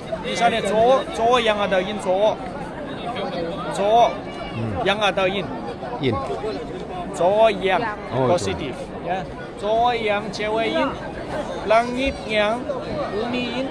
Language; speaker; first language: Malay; non-native, fluent; Chinese